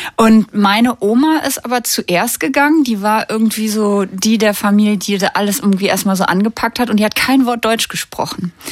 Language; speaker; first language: German; native; German